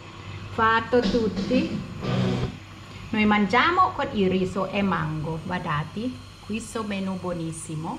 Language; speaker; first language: Italian; non-native, learner; Thai